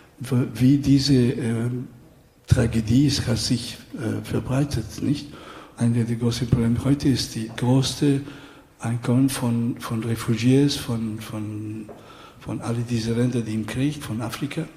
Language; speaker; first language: German; non-native, fluent; Catalan